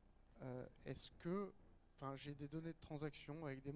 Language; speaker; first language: French; native; French